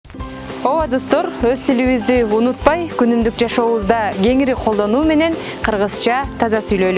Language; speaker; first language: Kyrgyz; native; Kyrgyz